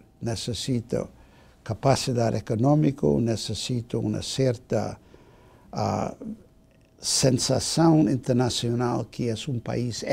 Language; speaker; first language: Portuguese; non-native, fluent; English